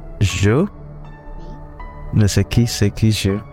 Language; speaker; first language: French; non-native, learner; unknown